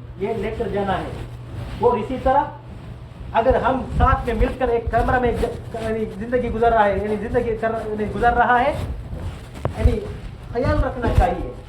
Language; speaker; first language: Hindi; non-native, local second language; Tamil